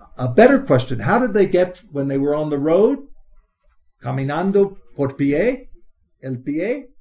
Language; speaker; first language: English; native; English